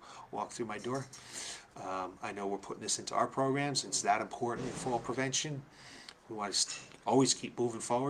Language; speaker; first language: English; native; English